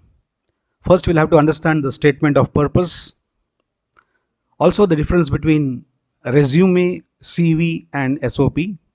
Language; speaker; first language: English; non-native, local second language; Marathi